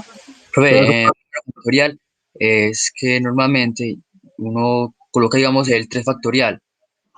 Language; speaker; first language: Spanish; native; Spanish